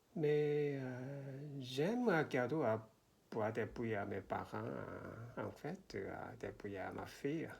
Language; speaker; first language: French; non-native, learner; Korean